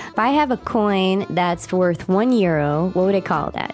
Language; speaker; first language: English; native; English